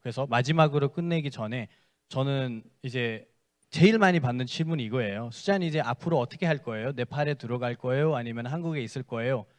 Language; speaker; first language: Korean; non-native, fluent; Nepali